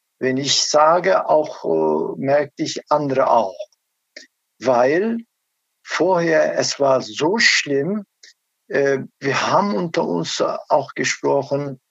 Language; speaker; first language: German; non-native, learner; Turkish